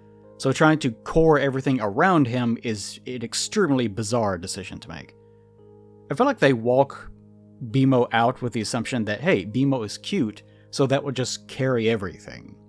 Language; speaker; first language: English; native; English